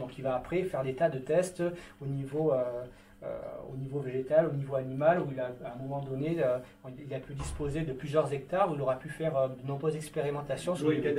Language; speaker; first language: French; native; French